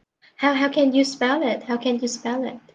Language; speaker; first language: English; non-native, fluent; Vietnamese